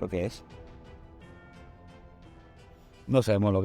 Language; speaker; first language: Spanish; native; Spanish